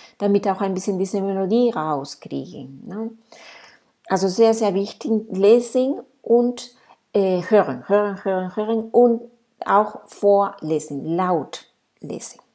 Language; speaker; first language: German; non-native, fluent; Spanish